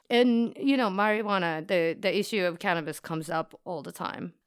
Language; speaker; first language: English; non-native, fluent; Japanese